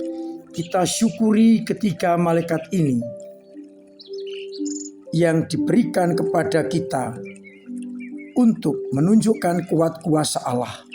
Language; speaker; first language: Indonesian; non-native, local second language; Javanese